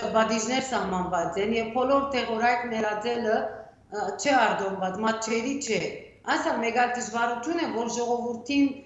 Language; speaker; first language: Armenian; early bilingual, heritage; Armenian